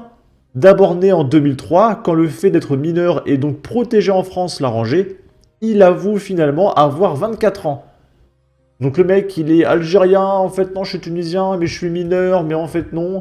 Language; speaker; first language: French; native; French